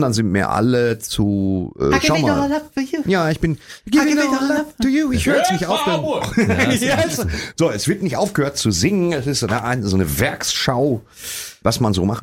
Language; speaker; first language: German; native; German